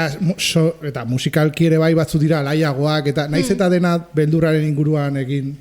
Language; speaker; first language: Basque; native; Basque